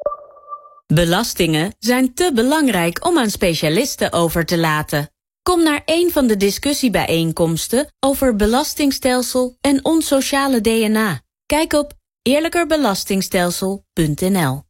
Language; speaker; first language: Dutch; native; Dutch